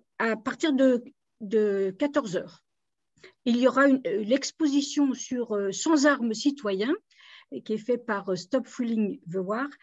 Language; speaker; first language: French; native; French